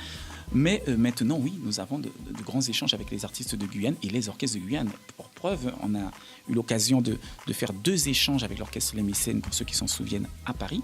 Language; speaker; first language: French; native; French